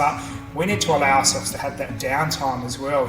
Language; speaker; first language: English; native; English